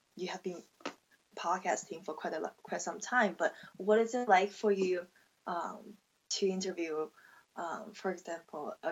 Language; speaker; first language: English; non-native, fluent; Chinese